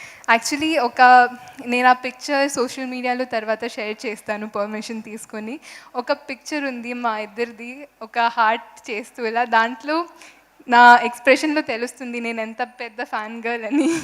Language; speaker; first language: Telugu; non-native, local second language; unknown